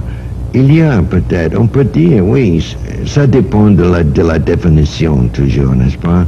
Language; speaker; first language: French; non-native, fluent; English